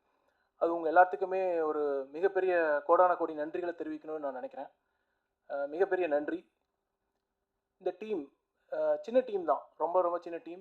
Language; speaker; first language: Tamil; native; Tamil